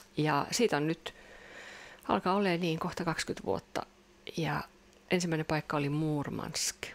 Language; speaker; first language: Finnish; non-native, local second language; Swedish